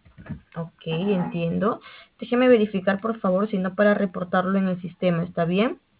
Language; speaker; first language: Spanish; native; Spanish